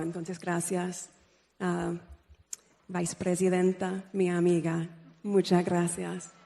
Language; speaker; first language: Spanish; non-native, fluent; English